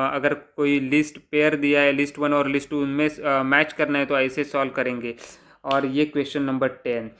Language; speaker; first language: Hindi; non-native, local second language; Marathi